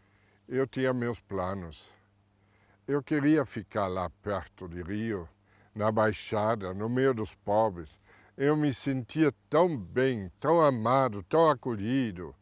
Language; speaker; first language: Portuguese; non-native, fluent; German